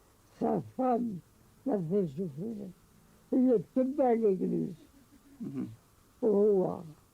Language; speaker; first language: French; non-native, local second language; Arabic